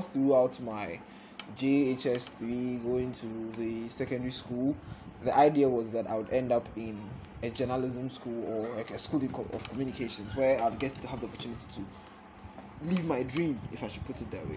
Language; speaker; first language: English; non-native, local second language; Akan